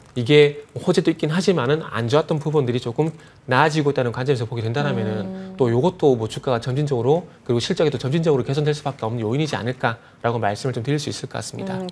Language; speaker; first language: Korean; native; Korean